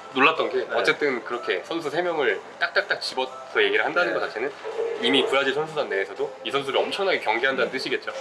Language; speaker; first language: Korean; native; Korean